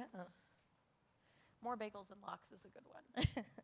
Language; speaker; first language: English; native; English